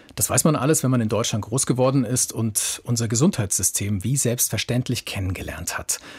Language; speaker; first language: German; native; German